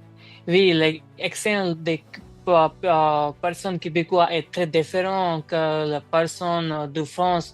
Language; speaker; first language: French; non-native, learner; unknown